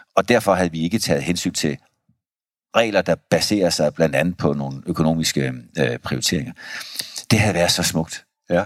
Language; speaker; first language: Danish; native; Danish